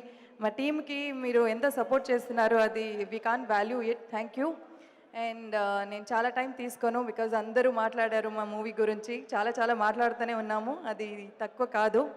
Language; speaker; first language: Telugu; non-native, fluent; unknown